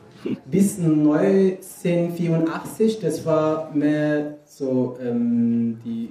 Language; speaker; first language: German; non-native, fluent; Kurdish